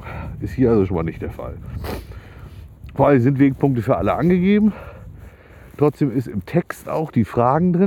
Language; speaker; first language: German; native; German